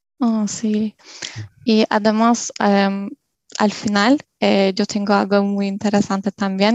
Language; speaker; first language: Spanish; non-native, learner; Turkish